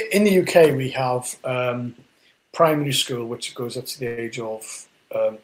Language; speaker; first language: English; native; English